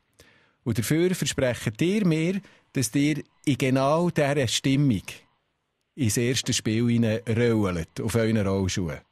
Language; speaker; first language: German; native; German